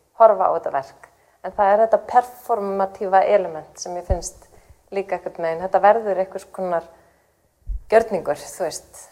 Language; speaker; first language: Icelandic; native; Icelandic